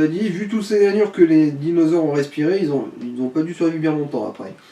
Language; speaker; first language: French; native; French